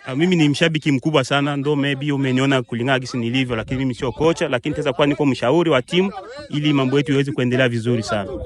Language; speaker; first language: Swahili; native; Swahili